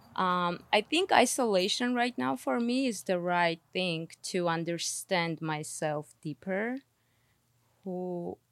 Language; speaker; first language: English; non-native, fluent; Armenian